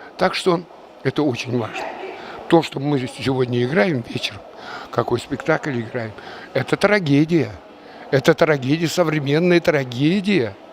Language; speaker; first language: Russian; non-native, local second language; Chuvash